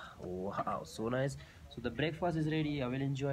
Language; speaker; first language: English; non-native, local second language; Urdu